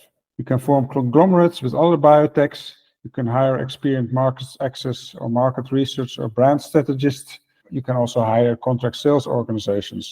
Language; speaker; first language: English; non-native, fluent; Dutch